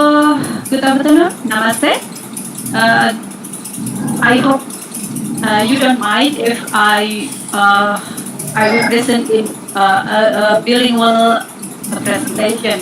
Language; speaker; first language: English; non-native, learner; Indonesian